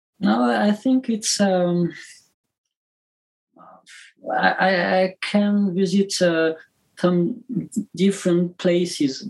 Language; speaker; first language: English; non-native, learner; French